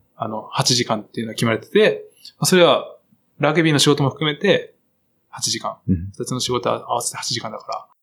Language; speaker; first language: Japanese; native; Japanese